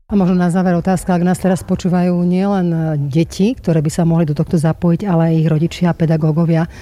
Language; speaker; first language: Slovak; native; Slovak